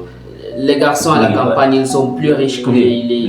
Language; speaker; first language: French; non-native, learner; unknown